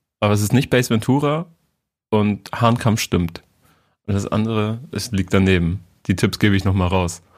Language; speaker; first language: German; native; German